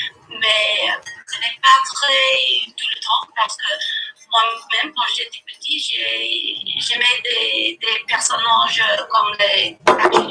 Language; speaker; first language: French; non-native, learner; English